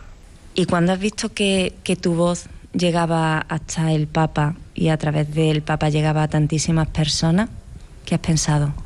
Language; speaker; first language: Spanish; native; Spanish